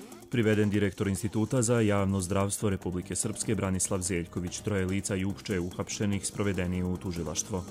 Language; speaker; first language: Croatian; native; Croatian